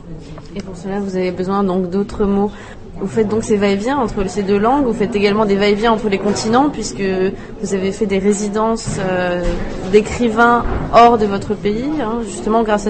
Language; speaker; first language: French; non-native, fluent; Czech